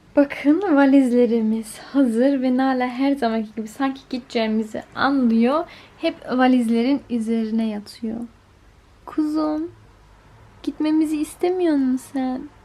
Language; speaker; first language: Turkish; early bilingual, heritage; Turkish